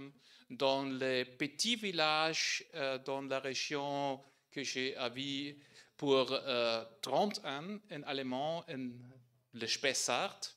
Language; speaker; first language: French; non-native, fluent; German